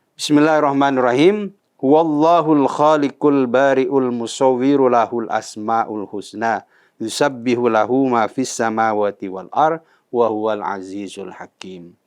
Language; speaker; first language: Indonesian; native; Indonesian